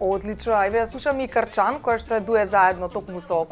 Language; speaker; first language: Macedonian; native; Macedonian